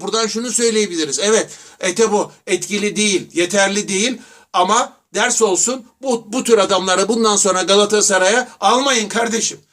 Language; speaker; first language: Turkish; native; Turkish